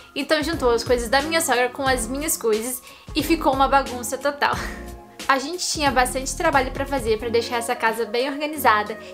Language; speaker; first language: Portuguese; native; Portuguese